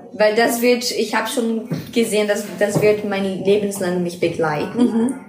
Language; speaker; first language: German; non-native, fluent; Portuguese